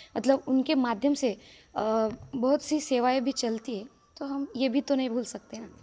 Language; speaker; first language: Hindi; non-native, local second language; Marathi